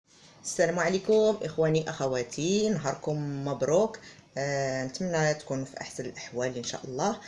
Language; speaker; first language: Arabic; native; Arabic